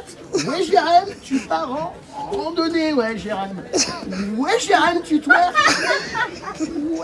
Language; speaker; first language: French; native; French